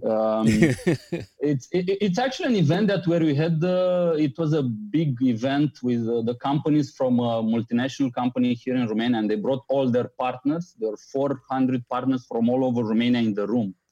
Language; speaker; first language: English; non-native, fluent; Romanian